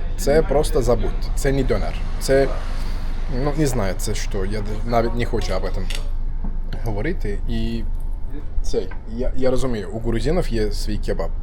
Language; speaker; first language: Ukrainian; non-native, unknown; Turkish